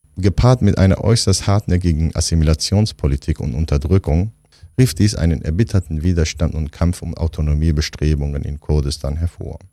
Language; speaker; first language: German; non-native, fluent; Kurdish